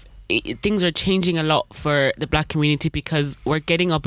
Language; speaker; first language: English; native; English